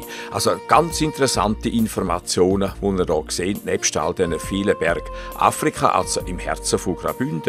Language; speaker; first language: German; native; German